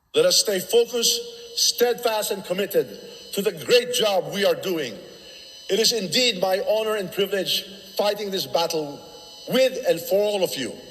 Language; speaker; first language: English; non-native, local second language; Filipino